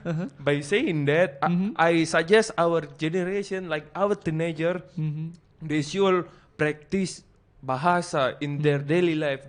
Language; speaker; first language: English; non-native, fluent; Indonesian